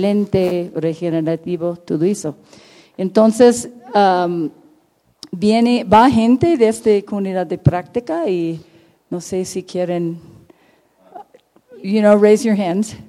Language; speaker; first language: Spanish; non-native, fluent; English